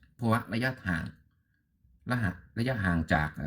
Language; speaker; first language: Thai; native; Thai